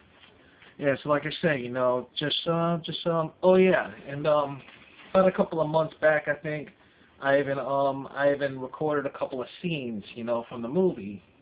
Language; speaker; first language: English; native; English